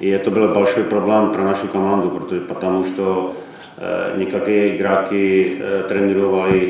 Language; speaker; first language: Russian; non-native, learner; Czech